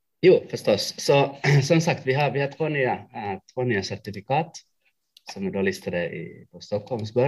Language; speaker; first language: Swedish; non-native, local second language; Finnish